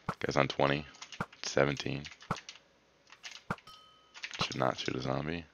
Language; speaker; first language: English; native; English